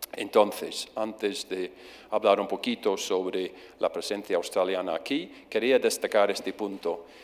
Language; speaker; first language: Spanish; non-native, fluent; English